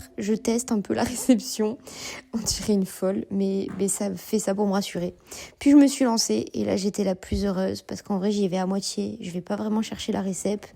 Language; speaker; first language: French; native; French